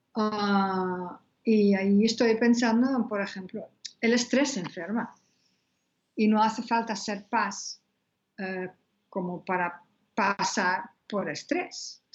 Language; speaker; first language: Spanish; non-native, fluent; Dutch